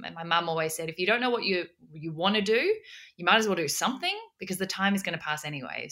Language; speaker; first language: English; native; English